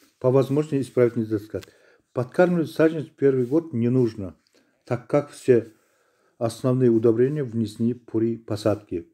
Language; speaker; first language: Russian; non-native, local second language; Kazakh